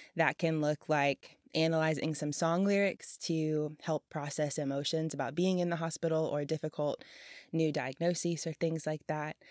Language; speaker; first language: English; native; English